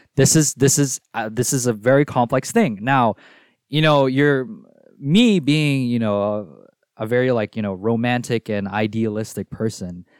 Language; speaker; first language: English; non-native, local second language; Filipino